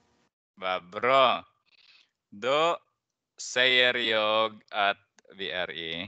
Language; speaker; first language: Swedish; non-native, fluent; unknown